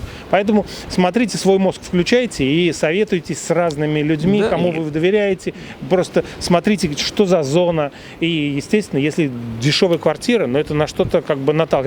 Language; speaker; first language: Russian; native; Russian